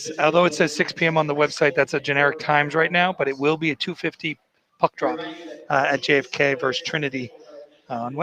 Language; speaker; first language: English; native; English